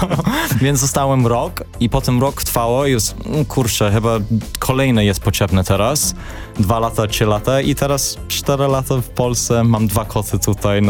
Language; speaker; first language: Polish; early bilingual, heritage; English